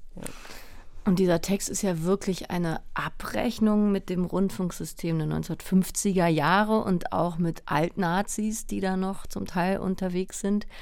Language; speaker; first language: German; native; German